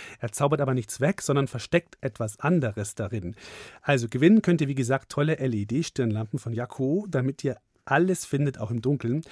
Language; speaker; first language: German; native; German